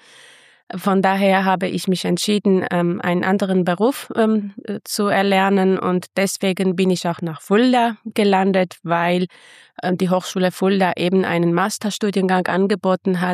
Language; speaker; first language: German; non-native, fluent; Armenian